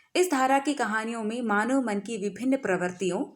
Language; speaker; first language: Hindi; non-native, local second language; Malayalam